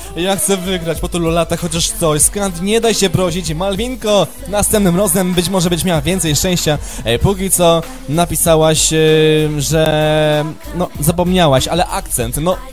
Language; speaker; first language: Polish; native; Polish